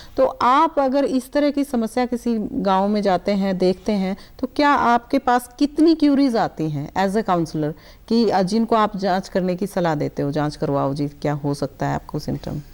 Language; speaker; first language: Hindi; native; Hindi